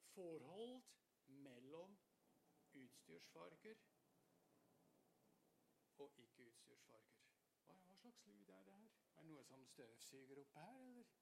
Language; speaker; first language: Norwegian; non-native, fluent; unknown